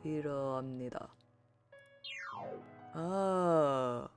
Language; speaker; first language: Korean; non-native, learner; English